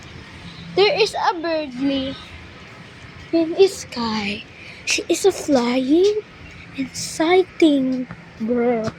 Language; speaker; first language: English; non-native, local second language; Filipino